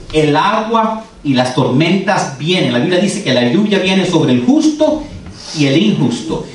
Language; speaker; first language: Spanish; early bilingual, heritage; Spanish